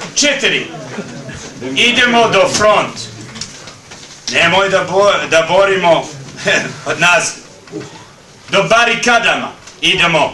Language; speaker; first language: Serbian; early bilingual, heritage; Serbian